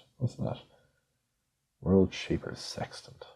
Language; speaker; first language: English; native; English